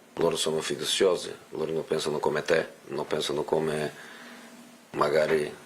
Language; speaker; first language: Italian; non-native, fluent; Portuguese